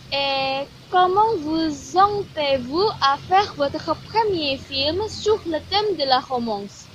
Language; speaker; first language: French; non-native, learner; Indonesian